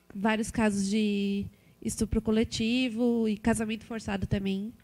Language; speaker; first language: Portuguese; native; Portuguese